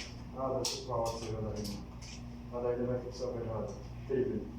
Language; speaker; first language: Arabic; non-native, learner; Bangla